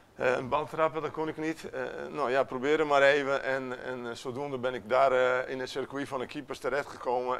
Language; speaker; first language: Dutch; non-native, fluent; Italian